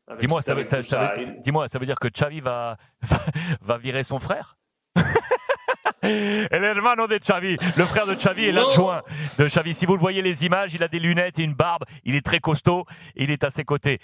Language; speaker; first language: French; native; French